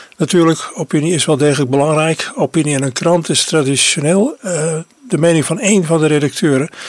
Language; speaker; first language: Dutch; native; Dutch